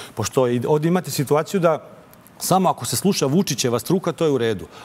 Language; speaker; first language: Serbian; native; Serbian